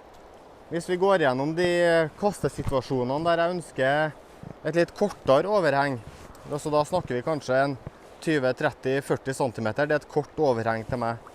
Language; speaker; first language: Norwegian; native; Norwegian